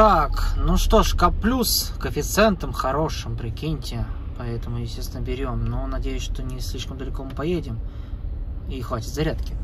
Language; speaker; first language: Russian; native; Russian